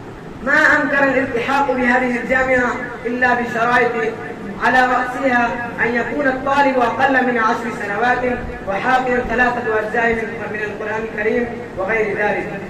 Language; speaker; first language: Arabic; non-native, learner; Urdu